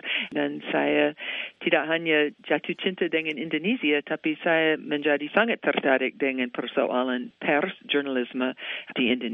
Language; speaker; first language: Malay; non-native, fluent; English